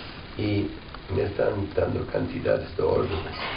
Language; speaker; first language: Spanish; non-native, fluent; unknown